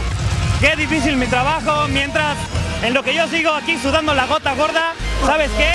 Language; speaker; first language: Spanish; native; Spanish